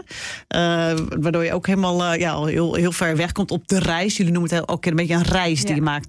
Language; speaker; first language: Dutch; native; Dutch